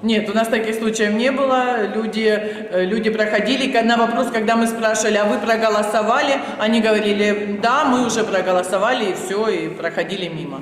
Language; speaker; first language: Russian; native; Russian